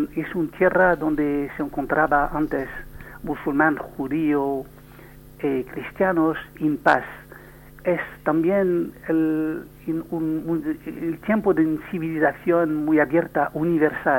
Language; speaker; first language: Spanish; non-native, learner; French